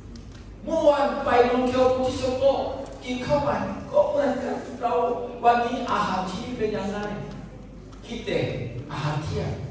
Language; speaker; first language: Thai; non-native, local second language; Lahu